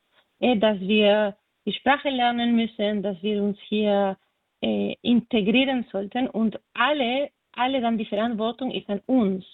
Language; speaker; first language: German; non-native, fluent; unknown